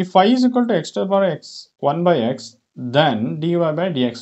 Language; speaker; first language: English; non-native, local second language; Kannada